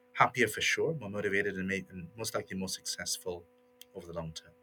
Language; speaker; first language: English; native; English